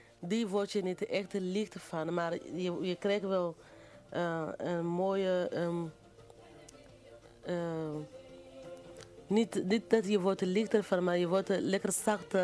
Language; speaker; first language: Dutch; non-native, fluent; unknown